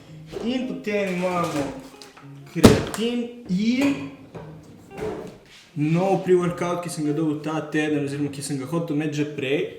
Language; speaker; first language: Slovenian; native; Slovenian